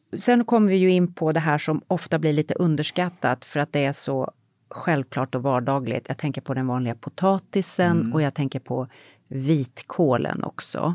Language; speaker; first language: Swedish; native; Swedish